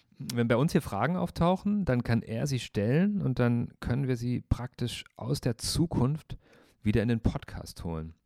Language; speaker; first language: German; native; German